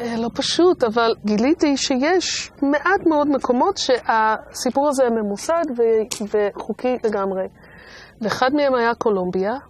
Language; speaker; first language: Hebrew; non-native, fluent; English